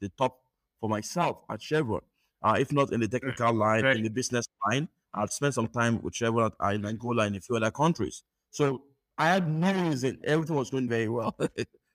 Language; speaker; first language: English; non-native, local second language; Yoruba